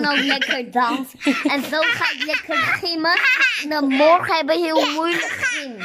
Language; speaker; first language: Dutch; early bilingual, other home language; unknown